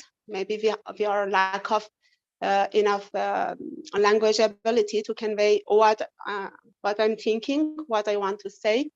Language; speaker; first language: English; non-native, learner; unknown